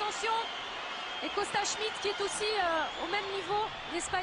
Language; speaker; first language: French; native; French